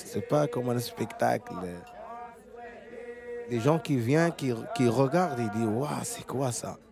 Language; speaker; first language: French; non-native, learner; Arabic